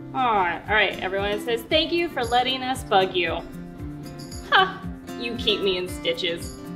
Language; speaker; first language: English; non-native, fluent; French